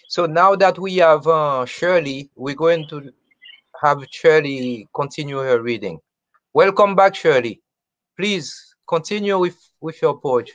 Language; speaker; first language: English; non-native, fluent; Haitian Creole